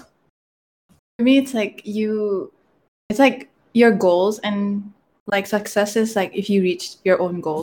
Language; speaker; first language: English; non-native, fluent; Malay